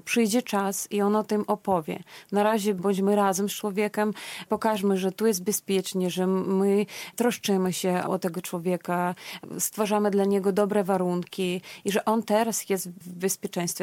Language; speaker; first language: Polish; non-native, fluent; Russian